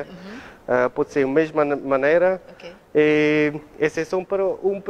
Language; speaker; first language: Portuguese; non-native, learner; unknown